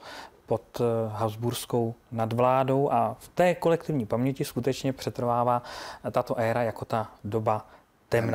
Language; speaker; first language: Czech; native; Czech